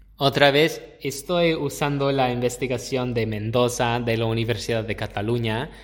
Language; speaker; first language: Spanish; non-native, fluent; English